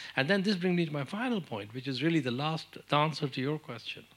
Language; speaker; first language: English; non-native, local second language; Urdu